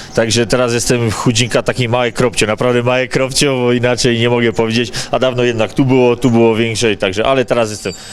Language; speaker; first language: Polish; native; Polish